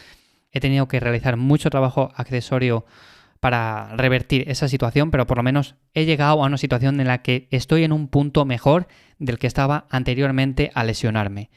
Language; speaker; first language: Spanish; native; Spanish